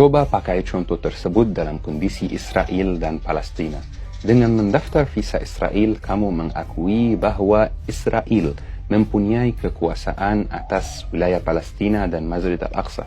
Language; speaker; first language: Indonesian; non-native, fluent; Arabic